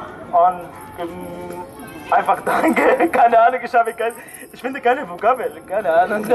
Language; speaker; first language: German; non-native, learner; Arabic